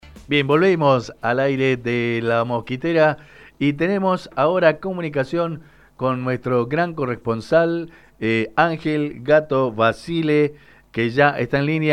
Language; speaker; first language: Spanish; native; Spanish